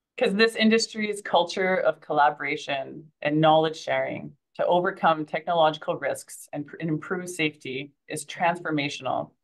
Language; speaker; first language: English; early bilingual, other home language; French